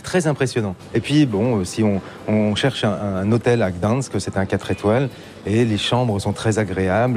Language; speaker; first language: French; native; French